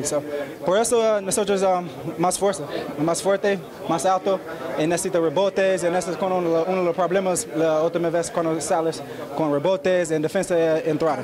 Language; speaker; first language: Spanish; early bilingual, heritage; English